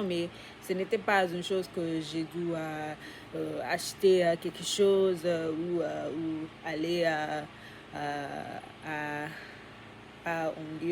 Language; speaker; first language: French; non-native, learner; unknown